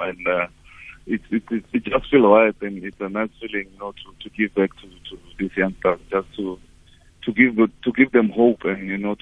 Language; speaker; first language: English; non-native, local second language; Tswana